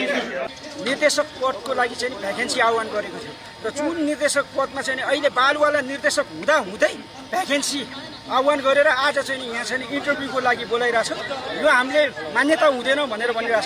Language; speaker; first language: Nepali; native; Nepali